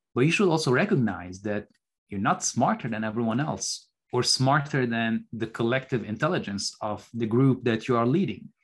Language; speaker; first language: English; non-native, fluent; Arabic